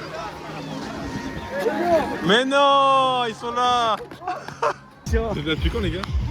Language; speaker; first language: French; native; French